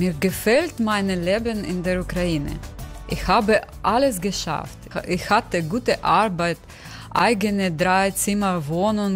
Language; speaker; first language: German; non-native, learner; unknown